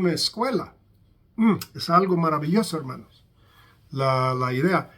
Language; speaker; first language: Spanish; non-native, fluent; English